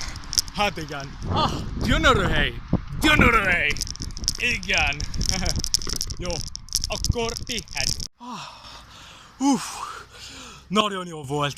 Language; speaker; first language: Hungarian; non-native, learner; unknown